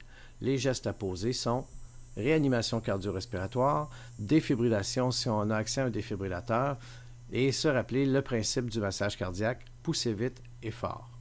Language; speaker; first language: French; native; French